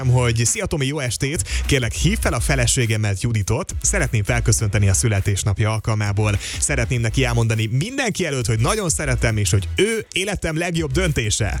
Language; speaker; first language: Hungarian; native; Hungarian